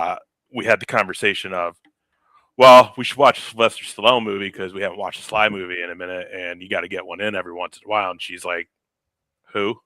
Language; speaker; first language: English; native; English